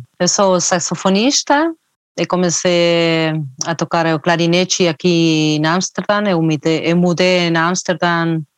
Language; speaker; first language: Portuguese; non-native, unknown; Spanish